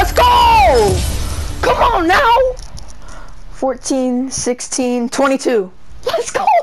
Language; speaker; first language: English; native; English